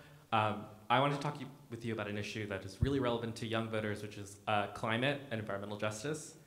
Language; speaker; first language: English; native; English